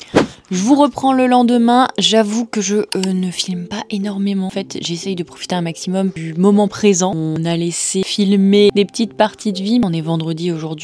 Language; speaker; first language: French; native; French